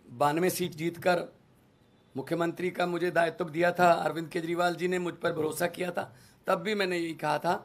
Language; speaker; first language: Hindi; non-native, local second language; Punjabi